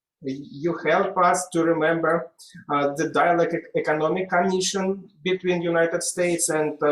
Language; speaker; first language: English; non-native, fluent; Russian